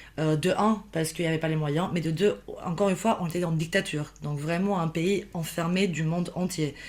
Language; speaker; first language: French; non-native, fluent; Albanian